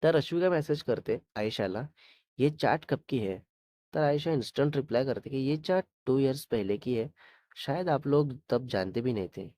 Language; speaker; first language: Hindi; non-native, local second language; Marathi